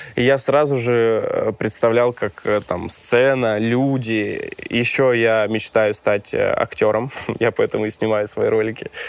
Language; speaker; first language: Russian; non-native, fluent; Romanian